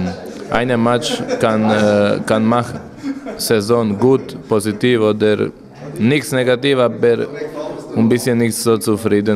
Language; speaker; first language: German; non-native, learner; Croatian